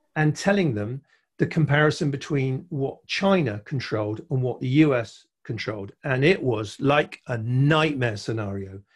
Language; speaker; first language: English; native; English